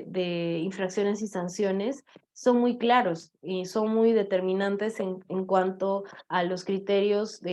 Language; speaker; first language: Spanish; native; Spanish